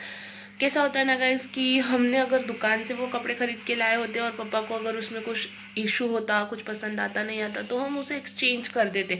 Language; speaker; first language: Hindi; native; Hindi